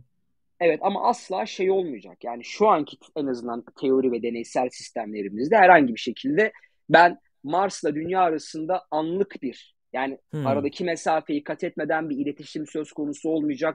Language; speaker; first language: Turkish; native; Turkish